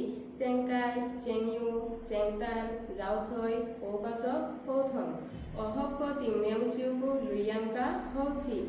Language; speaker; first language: Cantonese; non-native, learner; Bangla